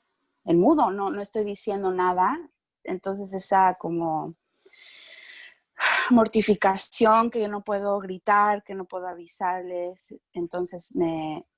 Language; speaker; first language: Spanish; early bilingual, heritage; Spanish